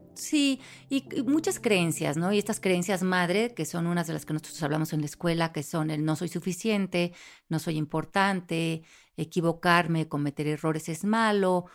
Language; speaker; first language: Spanish; native; Spanish